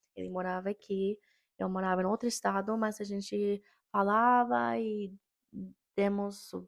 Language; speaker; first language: Portuguese; non-native, fluent; English